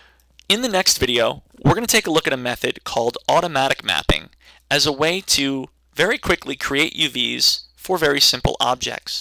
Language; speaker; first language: English; native; English